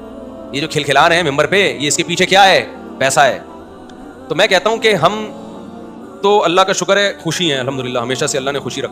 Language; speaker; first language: Urdu; native; Urdu